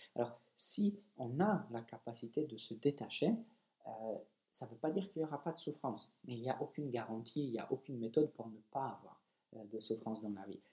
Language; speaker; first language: French; non-native, fluent; Polish